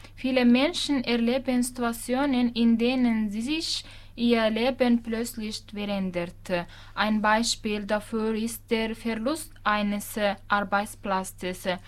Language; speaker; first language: German; non-native, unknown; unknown